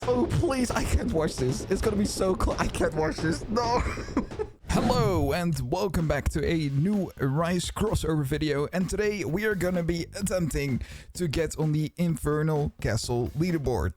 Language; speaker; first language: English; non-native, fluent; Dutch